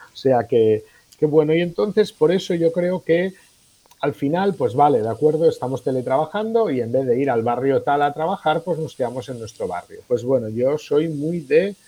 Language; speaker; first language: Spanish; non-native, local second language; Catalan